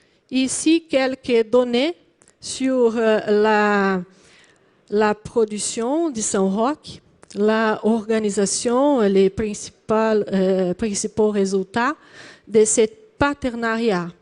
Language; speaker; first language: French; non-native, learner; Portuguese